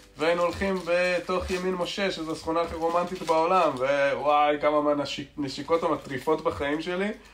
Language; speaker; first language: Hebrew; native; Hebrew